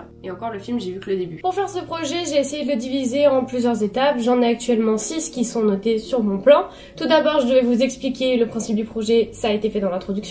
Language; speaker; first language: French; native; French